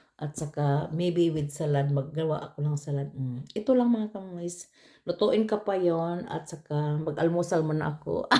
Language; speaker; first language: Filipino; non-native, local second language; Cebuano